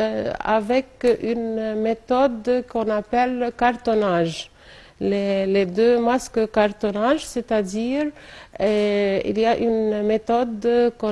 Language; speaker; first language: French; non-native, fluent; Arabic